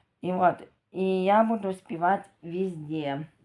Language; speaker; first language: Russian; non-native, local second language; Ukrainian